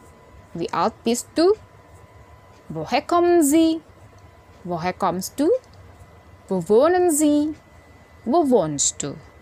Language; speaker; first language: German; non-native, fluent; Indonesian